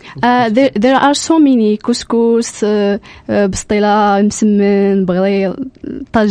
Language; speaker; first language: English; non-native, fluent; Arabic